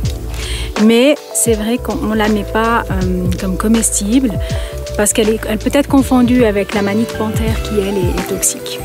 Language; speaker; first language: French; native; French